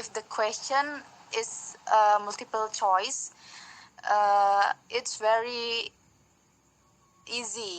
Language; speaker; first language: English; non-native, learner; Indonesian